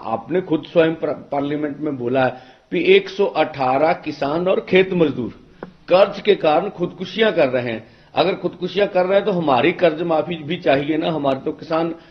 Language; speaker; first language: Hindi; non-native, local second language; Punjabi